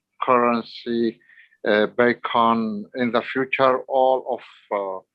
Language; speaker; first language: English; non-native, learner; Arabic